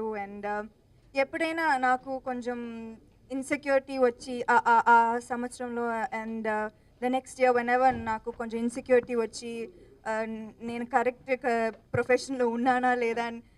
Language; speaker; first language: Telugu; non-native, local second language; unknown